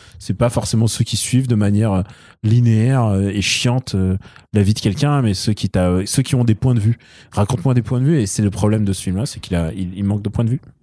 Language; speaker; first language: French; early bilingual, other home language; Russian